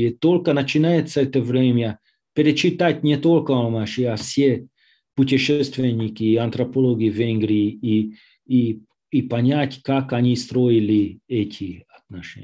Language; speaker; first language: Russian; non-native, learner; Hungarian